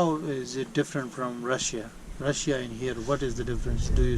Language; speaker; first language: English; non-native, local second language; Urdu